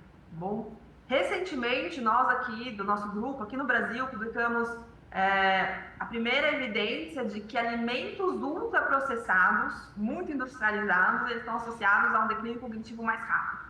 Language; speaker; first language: Portuguese; native; Portuguese